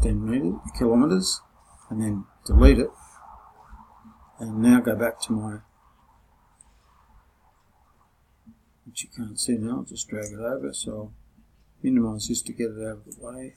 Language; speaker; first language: English; native; English